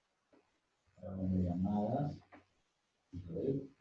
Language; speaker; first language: Spanish; native; Spanish